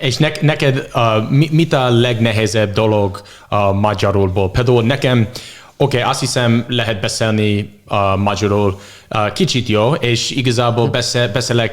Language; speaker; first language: Hungarian; non-native, learner; English